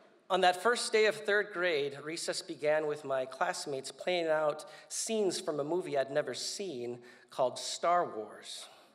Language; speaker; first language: English; early bilingual, other home language; Spanish